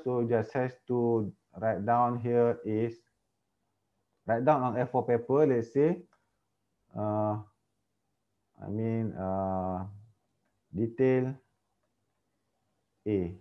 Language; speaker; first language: English; non-native, local second language; Malay